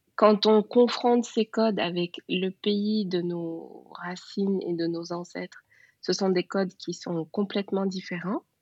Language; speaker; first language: French; non-native, local second language; Wolof